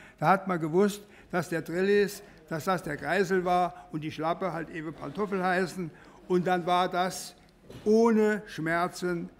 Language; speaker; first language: German; native; German